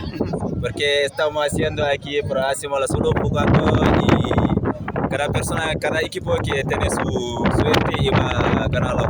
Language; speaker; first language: Spanish; non-native, learner; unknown